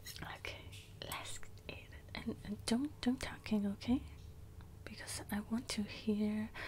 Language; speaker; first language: English; non-native, learner; Cantonese